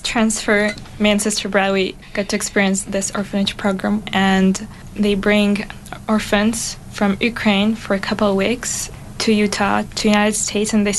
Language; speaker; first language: English; non-native, fluent; Russian